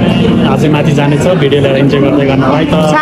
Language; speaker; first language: Nepali; native; Nepali